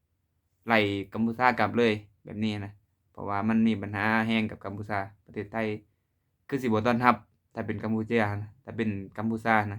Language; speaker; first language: Thai; non-native, local second language; Lao